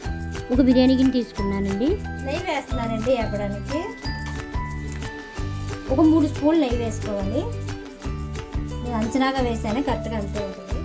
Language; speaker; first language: Telugu; native; Telugu